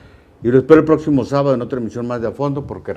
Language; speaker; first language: Spanish; native; Spanish